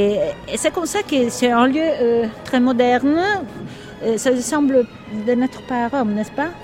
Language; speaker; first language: French; non-native, fluent; Italian